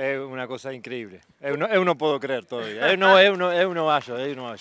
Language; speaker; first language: Portuguese; non-native, learner; Spanish